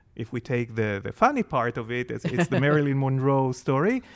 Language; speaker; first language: English; non-native, fluent; Hebrew